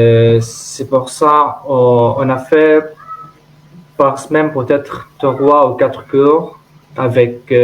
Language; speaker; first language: French; non-native, learner; Arabic